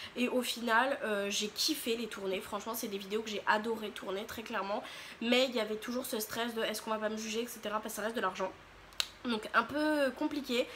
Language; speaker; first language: French; native; French